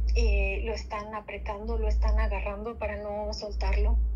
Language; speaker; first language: Spanish; native; Spanish